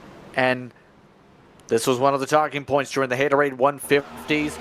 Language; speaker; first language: English; native; English